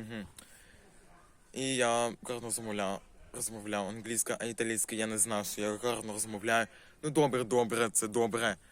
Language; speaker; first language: Ukrainian; non-native, local second language; Russian